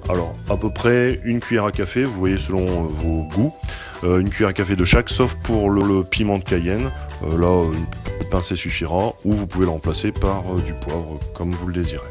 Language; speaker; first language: French; native; French